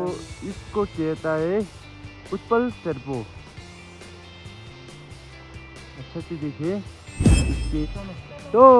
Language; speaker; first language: Hindi; non-native, local second language; Nepali